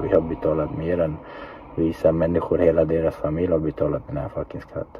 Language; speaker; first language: Swedish; non-native, fluent; Chechen